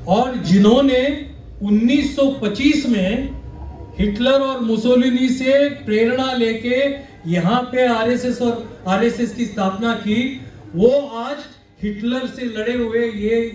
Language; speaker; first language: Hindi; non-native, local second language; Marathi